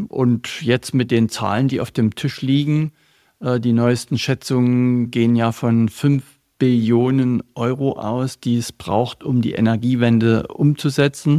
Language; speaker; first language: German; native; German